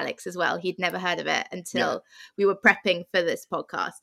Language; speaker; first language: English; native; English